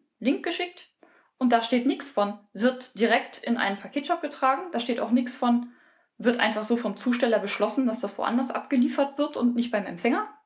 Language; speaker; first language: German; native; German